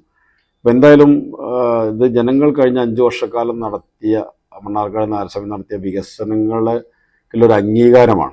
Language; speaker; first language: Malayalam; native; Malayalam